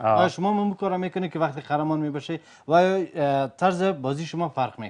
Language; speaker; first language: Persian; native; Persian